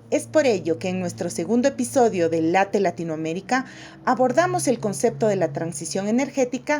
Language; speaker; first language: Spanish; native; Spanish